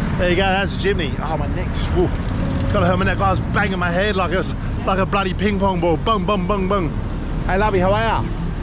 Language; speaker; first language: English; native; English